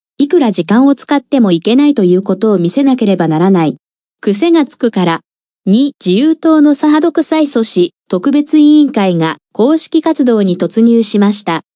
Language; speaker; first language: Japanese; non-native, fluent; Korean